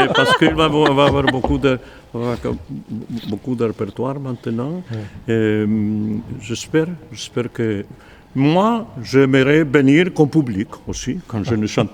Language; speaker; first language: French; non-native, learner; Spanish